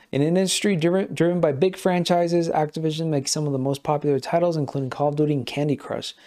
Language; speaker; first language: English; non-native, fluent; Spanish